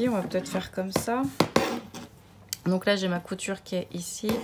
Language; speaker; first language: French; native; French